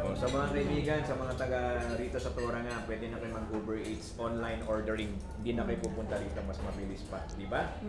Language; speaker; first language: Filipino; non-native, local second language; Waray